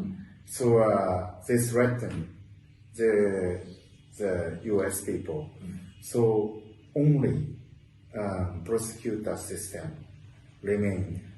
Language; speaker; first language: English; non-native, learner; Japanese